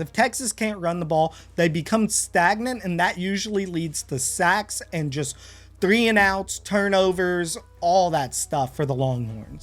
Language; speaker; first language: English; native; English